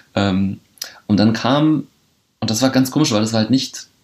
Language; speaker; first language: German; early bilingual, other home language; Polish